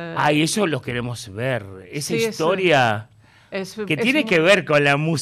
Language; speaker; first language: Spanish; native; Spanish